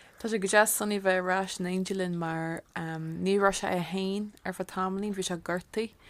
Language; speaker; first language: Irish; non-native, local second language; English